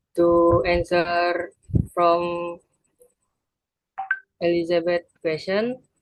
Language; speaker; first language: English; non-native, learner; Indonesian